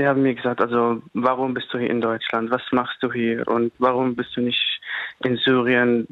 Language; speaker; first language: German; non-native, fluent; Arabic